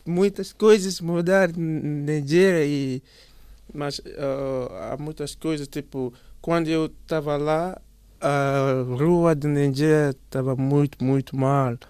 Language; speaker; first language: Portuguese; non-native, learner; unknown